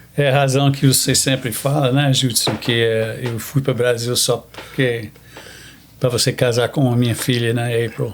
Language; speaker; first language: Portuguese; non-native, fluent; English